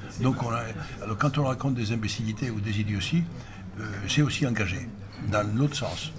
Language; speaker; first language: French; non-native, fluent; Greek